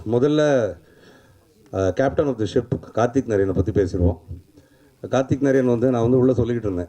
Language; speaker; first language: Tamil; native; Tamil